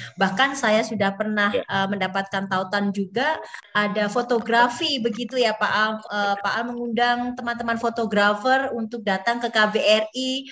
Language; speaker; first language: Indonesian; native; Indonesian